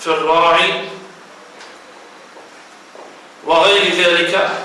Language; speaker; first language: Arabic; native; Arabic